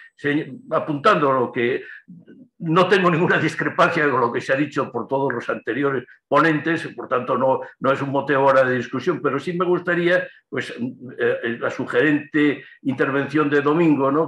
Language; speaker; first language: Spanish; native; Spanish